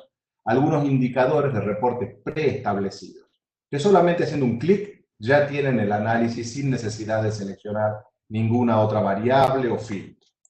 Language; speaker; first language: Spanish; native; Spanish